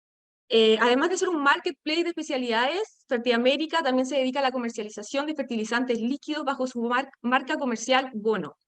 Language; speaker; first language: Spanish; native; Spanish